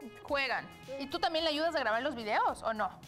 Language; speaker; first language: Spanish; native; Spanish